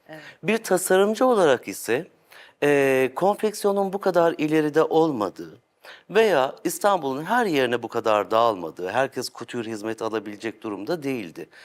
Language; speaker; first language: Turkish; native; Turkish